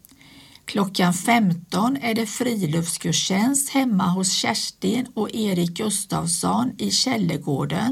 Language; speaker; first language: Swedish; native; Swedish